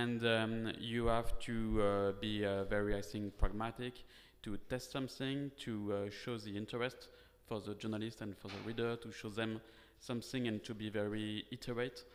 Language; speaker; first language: English; non-native, fluent; French